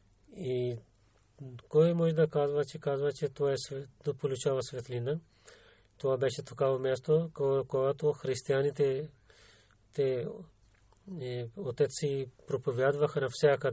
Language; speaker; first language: Bulgarian; non-native, learner; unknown